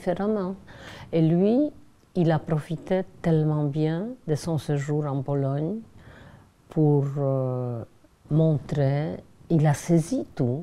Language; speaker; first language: French; non-native, fluent; Polish